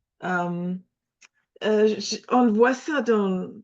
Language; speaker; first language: French; non-native, fluent; English